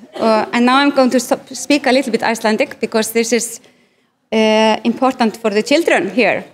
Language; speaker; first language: English; non-native, fluent; Icelandic